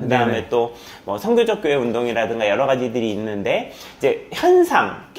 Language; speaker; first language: Korean; native; Korean